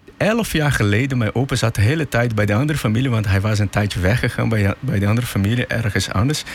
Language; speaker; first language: Dutch; non-native, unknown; Portuguese